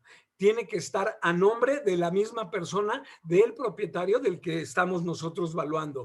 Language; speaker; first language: Spanish; native; Spanish